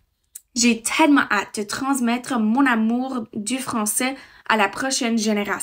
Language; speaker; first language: French; non-native, fluent; English